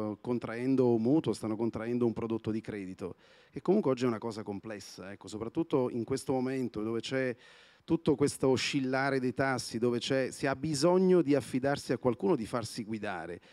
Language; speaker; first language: Italian; native; Italian